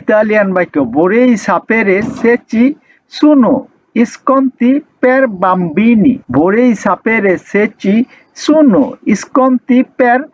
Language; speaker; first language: Italian; non-native, learner; Bangla